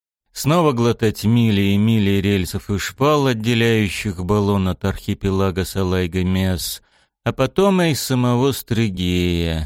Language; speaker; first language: Russian; native; Russian